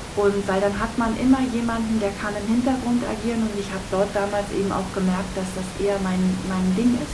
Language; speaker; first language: German; native; German